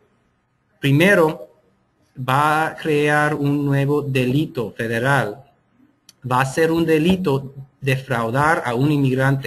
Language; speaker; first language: Spanish; non-native, fluent; English